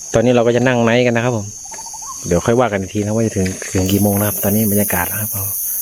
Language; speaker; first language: Thai; native; Thai